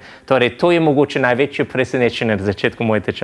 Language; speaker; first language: Slovenian; non-native, fluent; English